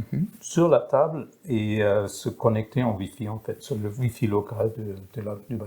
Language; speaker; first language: French; non-native, fluent; German